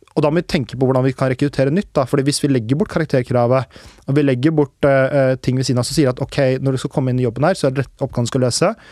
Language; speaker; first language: Norwegian; early bilingual, other home language; Urdu